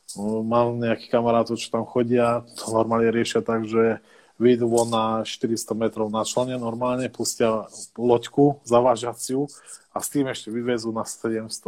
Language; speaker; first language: Slovak; native; Slovak